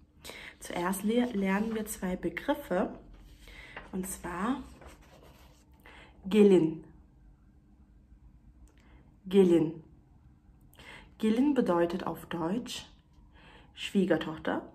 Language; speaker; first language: German; early bilingual, other home language; Turkish